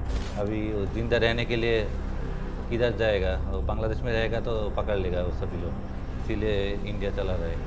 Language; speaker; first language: Hindi; non-native, learner; Bangla